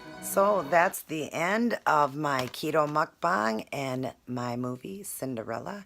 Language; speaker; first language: English; native; English